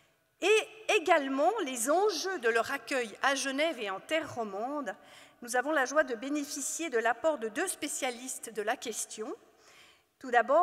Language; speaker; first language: French; native; French